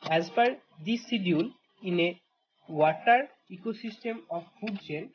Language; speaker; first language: English; non-native, local second language; Bangla